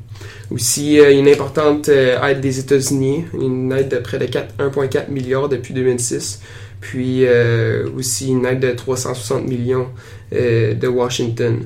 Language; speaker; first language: French; native; French